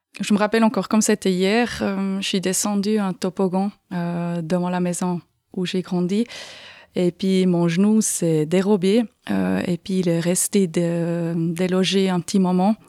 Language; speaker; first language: French; non-native, fluent; Swiss German